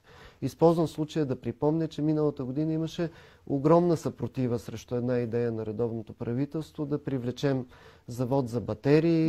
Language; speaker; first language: Bulgarian; native; Bulgarian